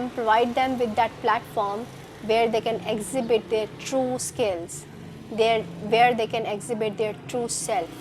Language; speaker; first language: English; non-native, local second language; Urdu